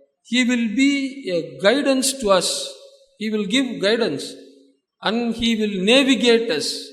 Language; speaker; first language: English; non-native, local second language; Tamil